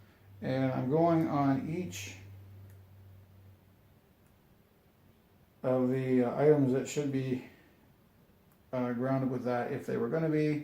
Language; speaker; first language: English; native; English